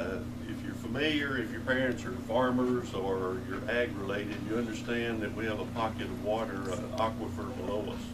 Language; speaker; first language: English; native; English